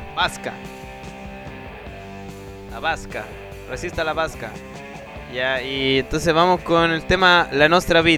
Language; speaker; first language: Spanish; native; Spanish